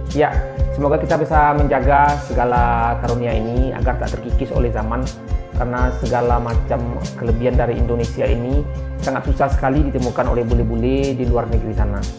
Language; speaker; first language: Indonesian; native; Indonesian